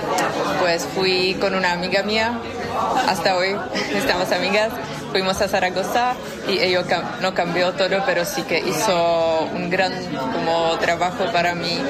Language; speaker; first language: Spanish; non-native, fluent; Czech